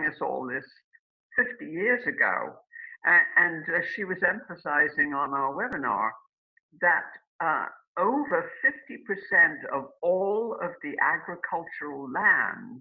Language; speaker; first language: English; native; English